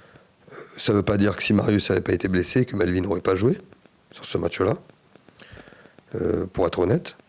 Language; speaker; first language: French; native; French